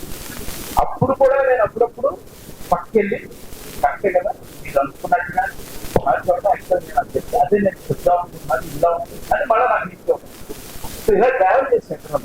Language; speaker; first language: Telugu; native; Telugu